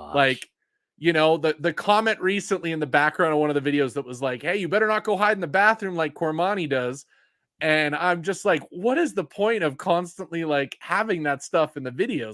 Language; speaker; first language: English; native; English